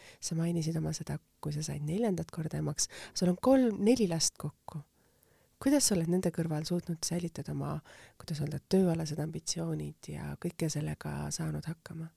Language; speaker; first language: Estonian; native; Estonian